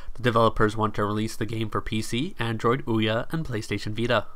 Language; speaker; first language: English; native; English